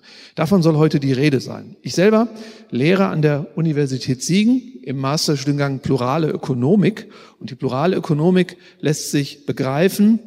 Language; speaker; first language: German; native; German